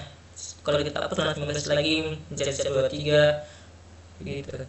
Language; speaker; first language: Indonesian; native; Indonesian